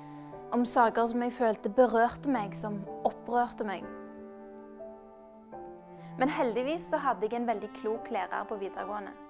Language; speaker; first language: Norwegian; early bilingual, other home language; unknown